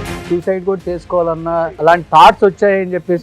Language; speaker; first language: Telugu; native; Telugu